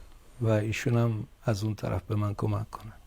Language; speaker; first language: Persian; native; Persian